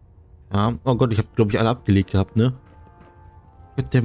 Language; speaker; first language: German; native; German